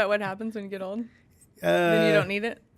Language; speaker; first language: English; native; English